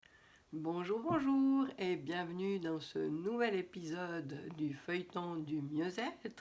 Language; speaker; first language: French; native; French